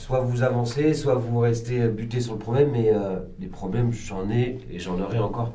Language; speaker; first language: French; native; French